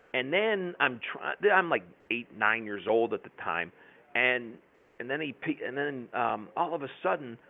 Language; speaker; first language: English; native; English